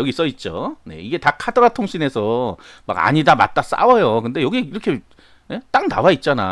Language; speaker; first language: Korean; native; Korean